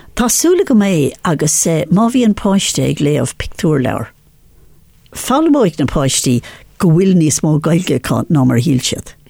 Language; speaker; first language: Irish; non-native, local second language; English